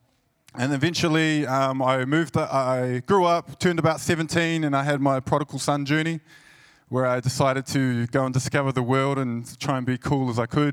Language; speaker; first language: English; native; English